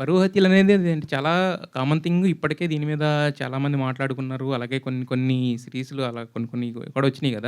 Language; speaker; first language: Telugu; native; Telugu